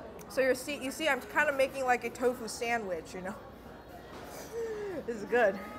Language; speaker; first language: English; early bilingual, other home language; Chinese